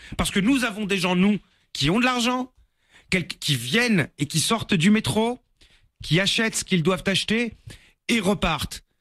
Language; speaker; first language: French; native; French